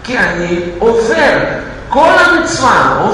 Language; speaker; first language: Hebrew; non-native, fluent; Russian